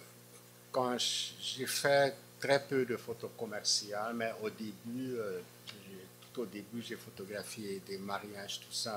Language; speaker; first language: French; non-native, fluent; Hungarian